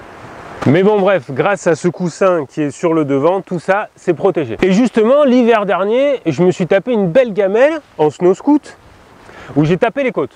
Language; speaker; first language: French; native; French